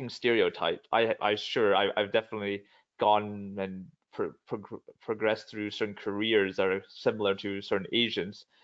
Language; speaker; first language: English; native; English